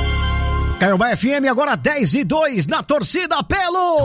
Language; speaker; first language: Portuguese; native; Portuguese